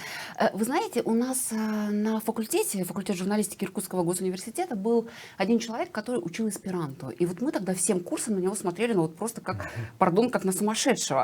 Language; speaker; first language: Russian; native; Russian